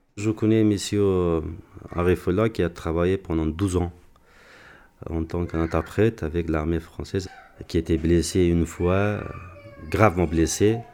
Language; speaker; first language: French; non-native, fluent; Persian